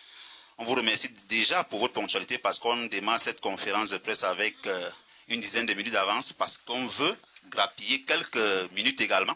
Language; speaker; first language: French; native; French